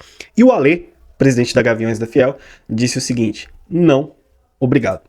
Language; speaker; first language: Portuguese; native; Portuguese